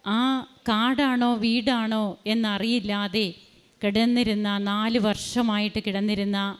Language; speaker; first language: Malayalam; native; Malayalam